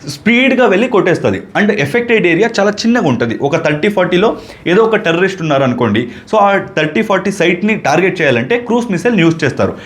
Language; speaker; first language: Telugu; non-native, local second language; Kannada